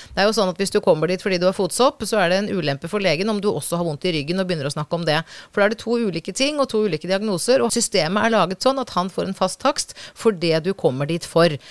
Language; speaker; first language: Norwegian; native; Norwegian